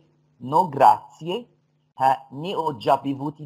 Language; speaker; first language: Italian; non-native, fluent; Arabic